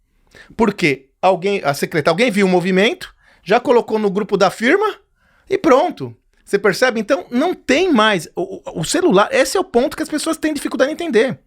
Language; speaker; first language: Portuguese; native; Portuguese